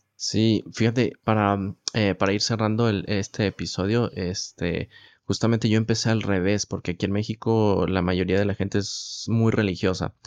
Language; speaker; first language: Spanish; native; Spanish